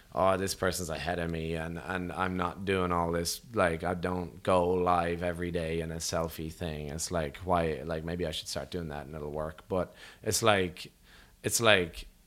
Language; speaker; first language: English; native; English